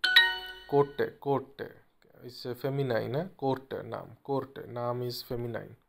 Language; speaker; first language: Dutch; non-native, learner; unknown